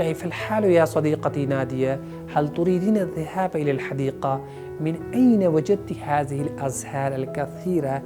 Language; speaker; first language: Arabic; non-native, fluent; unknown